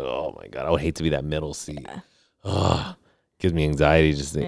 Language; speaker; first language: English; early bilingual, other home language; Spanish